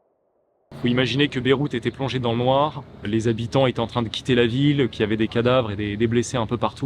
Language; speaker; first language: French; native; French